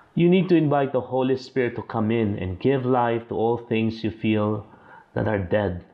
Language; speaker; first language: English; non-native, local second language; Filipino